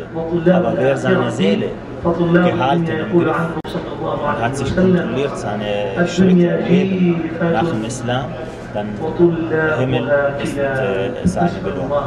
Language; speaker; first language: German; non-native, fluent; Arabic